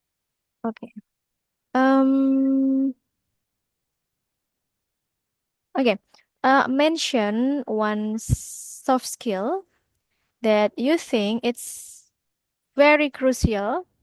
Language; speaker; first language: English; non-native, fluent; Indonesian